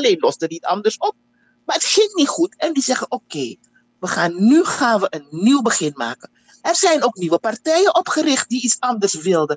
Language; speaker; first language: Dutch; native; Dutch